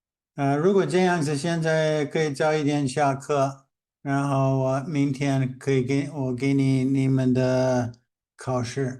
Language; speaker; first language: Chinese; non-native, fluent; English